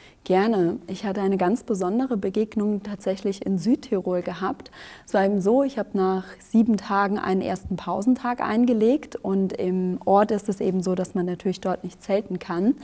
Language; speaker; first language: German; native; German